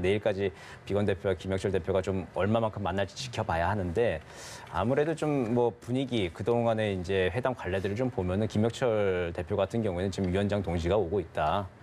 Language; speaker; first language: Korean; native; Korean